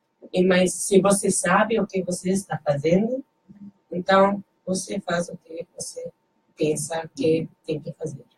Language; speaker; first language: Portuguese; non-native, learner; Dutch